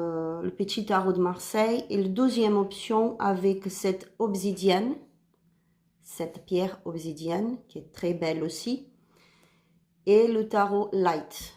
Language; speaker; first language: French; non-native, learner; Spanish